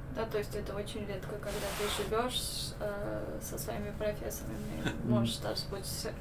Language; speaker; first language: Russian; non-native, local second language; Armenian